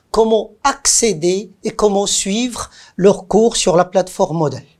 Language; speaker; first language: French; non-native, local second language; Arabic